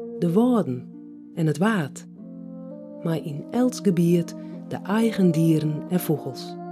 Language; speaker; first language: Dutch; non-native, local second language; Western Frisian